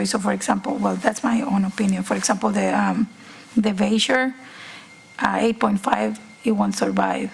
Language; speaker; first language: English; non-native, fluent; Spanish